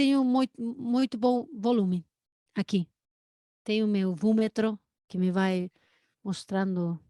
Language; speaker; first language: Portuguese; non-native, learner; Spanish